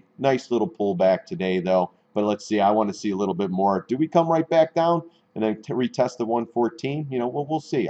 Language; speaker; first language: English; native; English